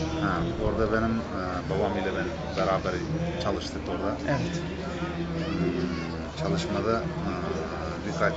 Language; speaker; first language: Turkish; non-native, learner; Uzbek